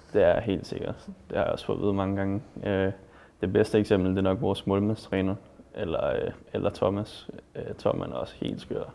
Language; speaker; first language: Danish; native; Danish